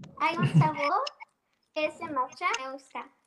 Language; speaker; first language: Spanish; early bilingual, heritage; Spanish